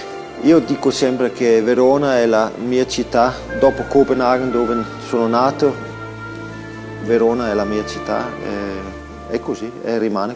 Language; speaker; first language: Italian; non-native, fluent; Danish